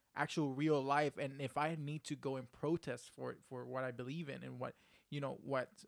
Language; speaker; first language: English; non-native, fluent; Spanish